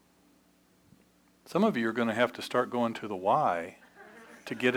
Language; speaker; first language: English; native; English